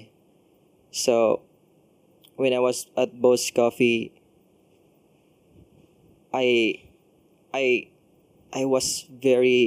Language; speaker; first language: English; non-native, local second language; Cebuano